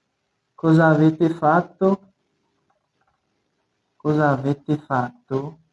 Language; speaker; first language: Italian; non-native, fluent; French